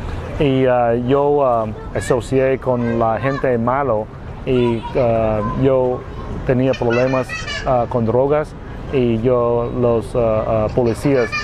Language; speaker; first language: Spanish; non-native, learner; Vietnamese